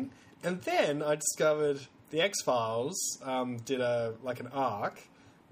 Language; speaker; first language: English; native; English